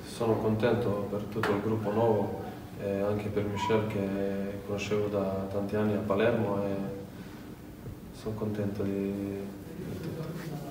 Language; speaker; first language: Italian; non-native, fluent; Serbian